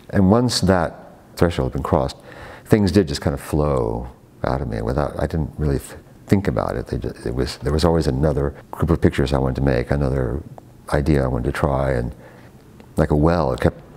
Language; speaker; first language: English; native; English